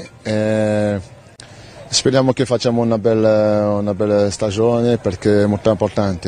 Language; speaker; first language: Italian; non-native, learner; French